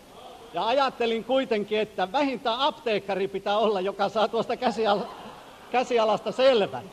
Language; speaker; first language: Finnish; native; Finnish